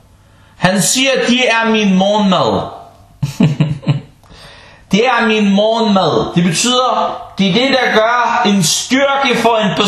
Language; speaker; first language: Danish; early bilingual, other home language; Arabic